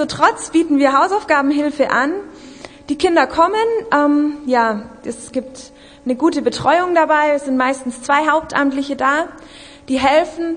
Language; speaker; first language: German; native; German